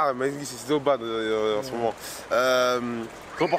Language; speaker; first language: French; native; French